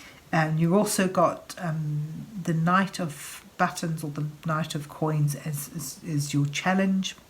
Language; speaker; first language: English; native; English